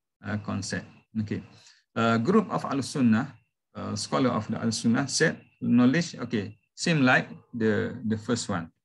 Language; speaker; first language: English; non-native, local second language; Malay